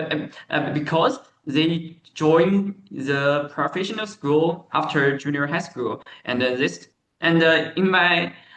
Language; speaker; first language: English; non-native, learner; Chinese